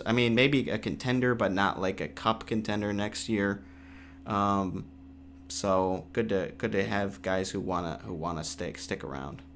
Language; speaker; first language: English; native; English